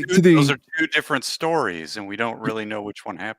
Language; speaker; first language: English; native; English